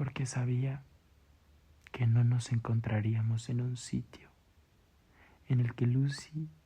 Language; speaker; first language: Spanish; native; Spanish